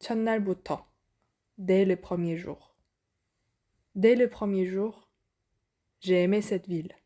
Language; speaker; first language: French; non-native, fluent; Korean